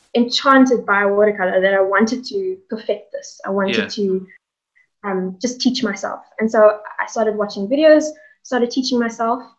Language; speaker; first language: English; native; English